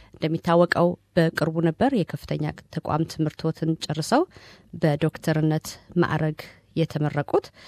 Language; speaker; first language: Amharic; native; Amharic